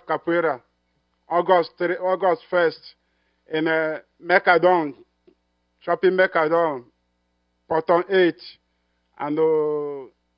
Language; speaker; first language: English; non-native, local second language; Igbo